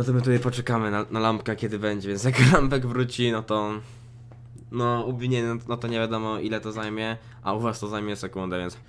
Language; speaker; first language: Polish; native; Polish